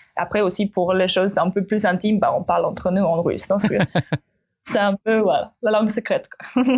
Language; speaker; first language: French; non-native, fluent; Russian